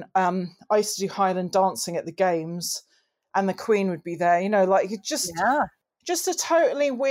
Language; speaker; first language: English; native; English